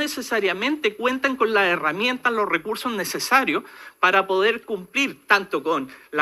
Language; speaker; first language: Spanish; native; Spanish